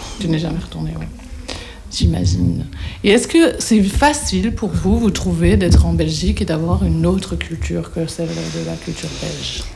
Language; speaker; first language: French; native; French